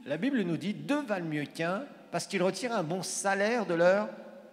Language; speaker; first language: French; native; French